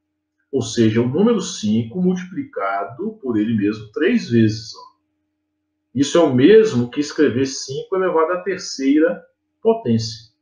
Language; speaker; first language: Portuguese; native; Portuguese